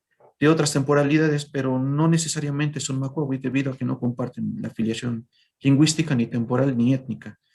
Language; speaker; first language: Spanish; native; Spanish